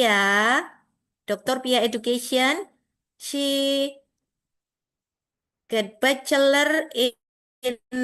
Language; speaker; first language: English; non-native, fluent; Indonesian